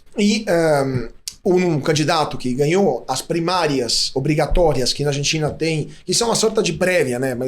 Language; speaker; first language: Portuguese; non-native, fluent; Italian